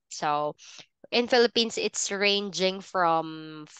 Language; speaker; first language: English; non-native, fluent; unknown